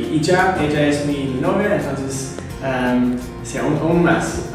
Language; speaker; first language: Spanish; non-native, fluent; English